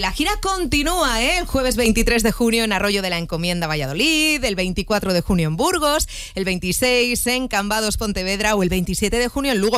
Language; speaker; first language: Spanish; native; Spanish